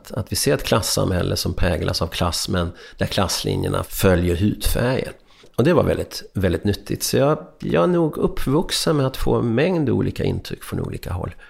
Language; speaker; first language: Swedish; early bilingual, other home language; Hungarian